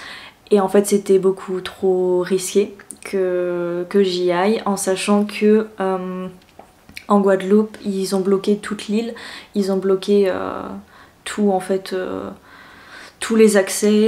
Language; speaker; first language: French; native; French